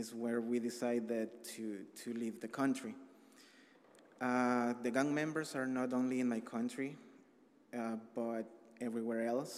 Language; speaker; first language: English; non-native, fluent; Spanish